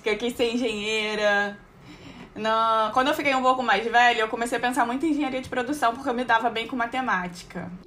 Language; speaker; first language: Portuguese; native; Portuguese